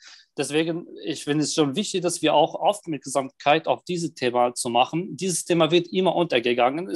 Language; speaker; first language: German; non-native, fluent; Arabic